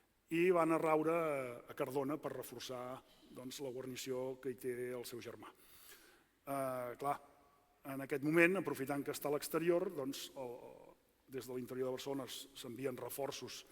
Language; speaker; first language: Catalan; native; Catalan